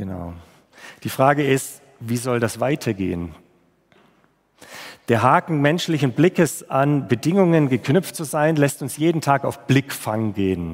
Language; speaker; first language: German; native; German